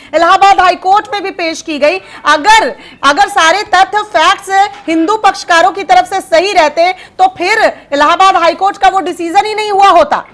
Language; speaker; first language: Hindi; native; Hindi